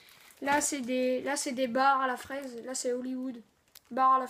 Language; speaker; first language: French; native; French